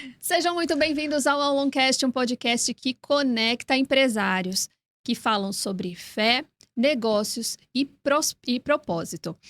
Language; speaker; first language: Portuguese; native; Portuguese